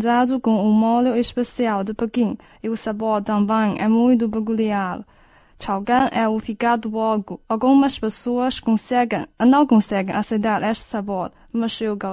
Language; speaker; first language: Portuguese; non-native, learner; Chinese